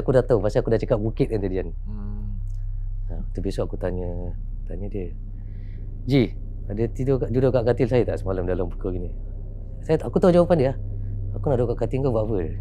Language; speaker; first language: Malay; native; Malay